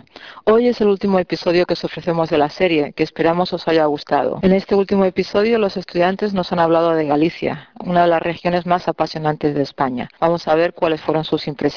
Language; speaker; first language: Spanish; native; Spanish